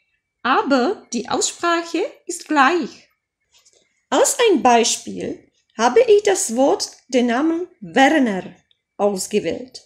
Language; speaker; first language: German; non-native, fluent; Czech